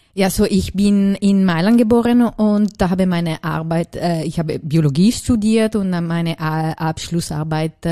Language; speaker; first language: German; non-native, learner; Italian